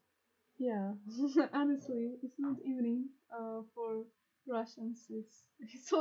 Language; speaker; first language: English; non-native, learner; Russian